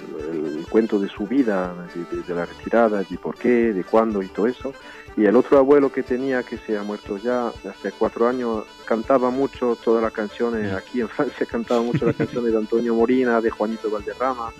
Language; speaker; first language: Spanish; early bilingual, heritage; French